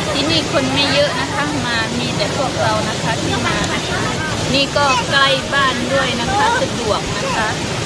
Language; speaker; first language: Thai; non-native, local second language; Malay